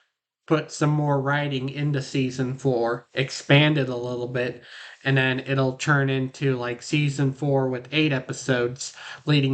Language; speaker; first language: English; native; English